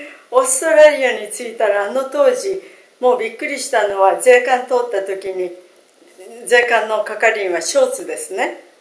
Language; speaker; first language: Japanese; native; Japanese